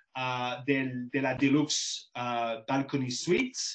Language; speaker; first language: Spanish; non-native, fluent; English